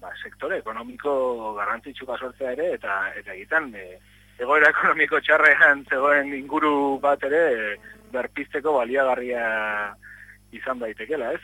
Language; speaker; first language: Basque; native; Basque